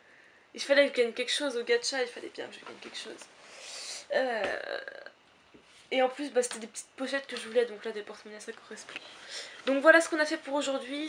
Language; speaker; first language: French; native; French